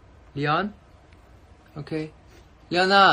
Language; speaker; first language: Korean; non-native, fluent; Thai